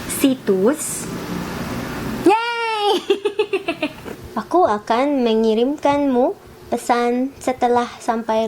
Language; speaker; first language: Indonesian; non-native, learner; Filipino